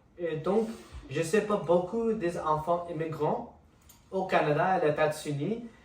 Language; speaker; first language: French; non-native, learner; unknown